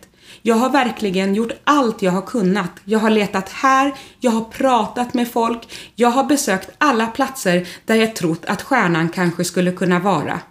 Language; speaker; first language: Swedish; native; Swedish